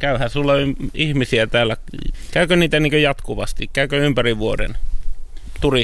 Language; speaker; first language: Finnish; native; Finnish